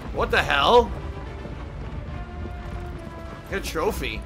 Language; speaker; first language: English; native; English